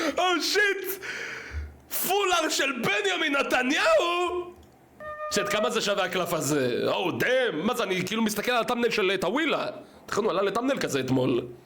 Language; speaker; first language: Hebrew; early bilingual, other home language; Russian